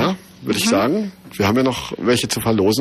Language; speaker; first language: German; native; German